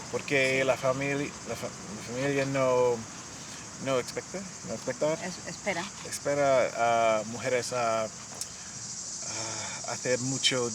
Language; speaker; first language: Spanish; non-native, learner; English